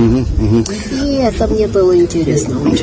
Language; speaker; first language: Russian; non-native, learner; Bulgarian